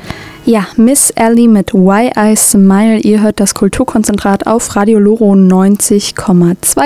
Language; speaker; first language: German; native; German